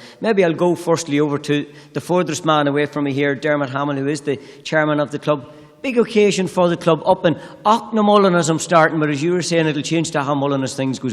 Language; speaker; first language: English; native; English